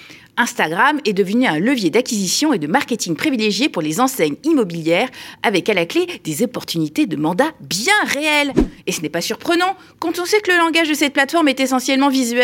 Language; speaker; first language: French; native; French